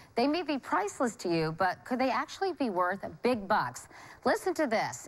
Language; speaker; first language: English; native; English